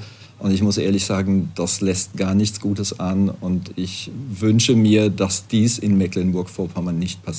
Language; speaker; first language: German; native; German